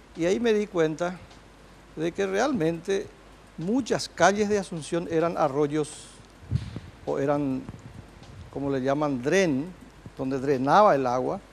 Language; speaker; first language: Spanish; native; Spanish